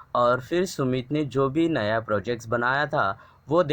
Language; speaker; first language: Hindi; non-native, local second language; Marathi